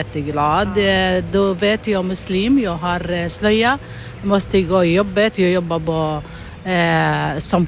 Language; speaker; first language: Swedish; non-native, learner; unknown